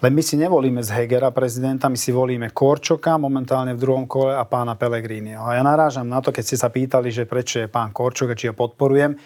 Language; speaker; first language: Slovak; non-native, local second language; Hungarian